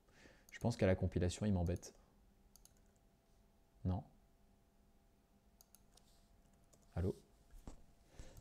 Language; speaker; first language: French; native; French